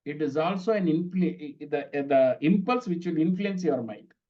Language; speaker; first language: English; non-native, local second language; Kannada